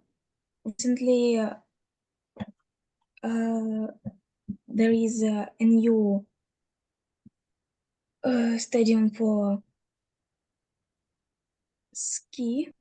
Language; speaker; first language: English; non-native, learner; Russian